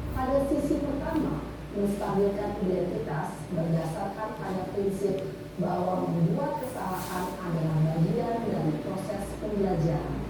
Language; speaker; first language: Indonesian; native; Indonesian